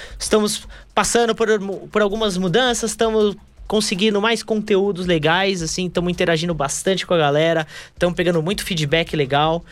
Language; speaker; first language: Portuguese; native; Portuguese